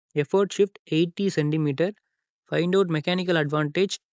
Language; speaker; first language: English; non-native, local second language; Tamil